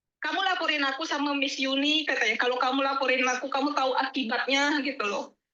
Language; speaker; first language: Indonesian; native; Indonesian